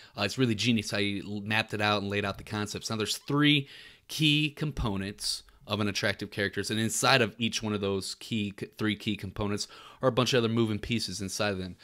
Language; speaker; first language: English; native; English